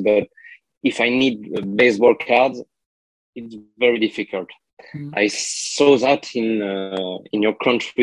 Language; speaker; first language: English; non-native, learner; French